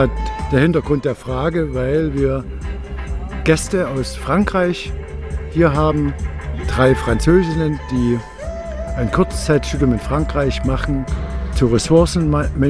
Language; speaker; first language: German; native; German